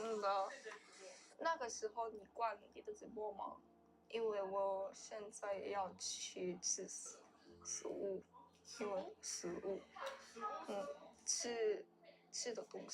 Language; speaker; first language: Chinese; non-native, learner; Korean